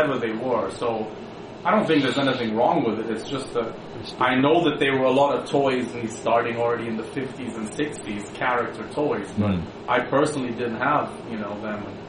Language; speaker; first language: English; native; English